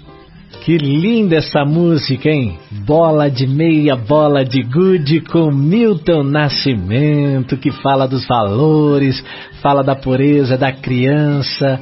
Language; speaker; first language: Portuguese; native; Portuguese